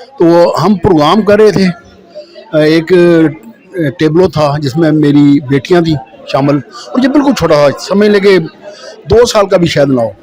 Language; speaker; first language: Urdu; non-native, local second language; Punjabi